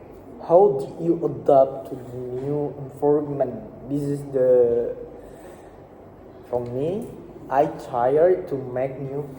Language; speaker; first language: English; non-native, learner; Indonesian